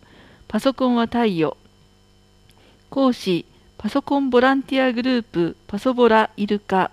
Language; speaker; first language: Japanese; native; Japanese